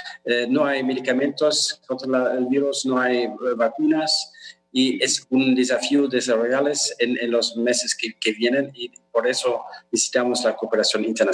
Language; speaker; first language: Spanish; non-native, fluent; German